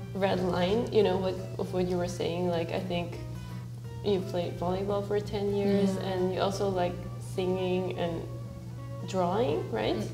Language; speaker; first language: English; non-native, fluent; Dutch